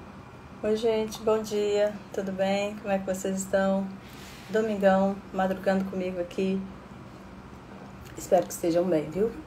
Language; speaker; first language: Portuguese; native; Portuguese